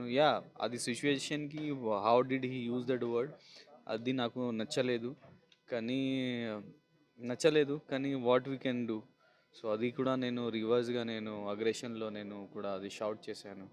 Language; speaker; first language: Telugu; non-native, local second language; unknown